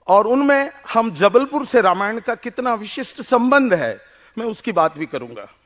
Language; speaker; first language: Hindi; non-native, local second language; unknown